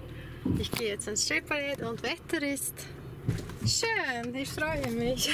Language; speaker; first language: German; non-native, learner; Swedish